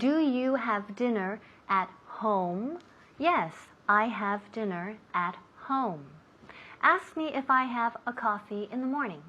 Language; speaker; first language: English; non-native, fluent; Spanish